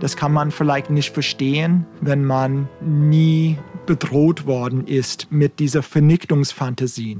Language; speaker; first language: German; non-native, fluent; English